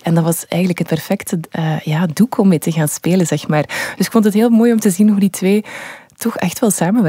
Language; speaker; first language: Dutch; native; Dutch